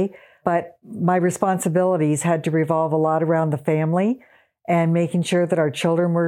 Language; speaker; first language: English; native; English